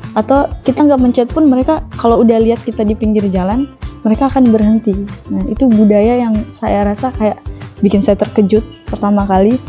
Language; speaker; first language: Indonesian; native; Indonesian